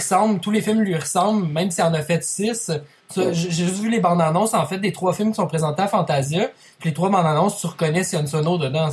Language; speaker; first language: French; native; French